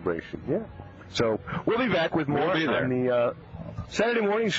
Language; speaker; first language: English; native; English